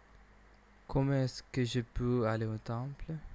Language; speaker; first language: French; non-native, learner; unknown